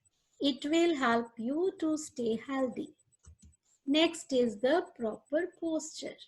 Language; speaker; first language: English; non-native, local second language; Hindi